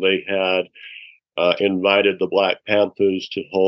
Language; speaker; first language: English; native; English